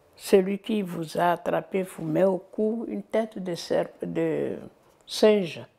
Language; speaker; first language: French; non-native, local second language; Fon